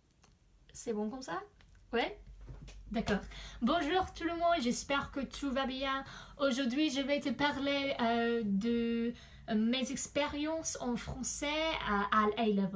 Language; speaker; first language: French; non-native, learner; English